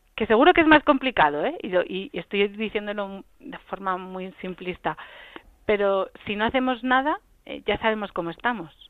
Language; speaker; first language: Spanish; native; Spanish